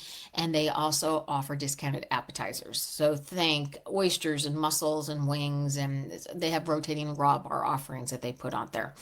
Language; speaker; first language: English; native; English